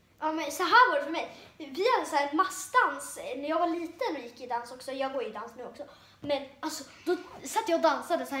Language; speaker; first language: Swedish; native; Swedish